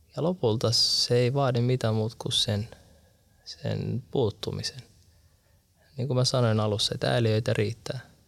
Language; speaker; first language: Finnish; early bilingual, other home language; Arabic